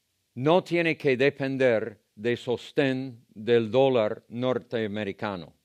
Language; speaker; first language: Spanish; non-native, fluent; English